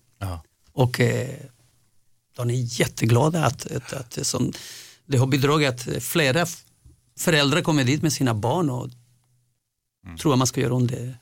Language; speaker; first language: Swedish; non-native, fluent; Spanish